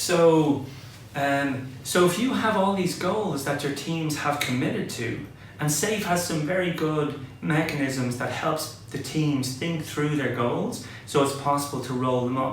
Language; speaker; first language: English; native; English